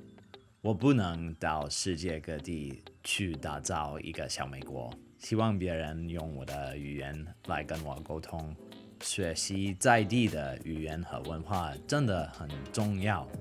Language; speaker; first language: Chinese; non-native, fluent; English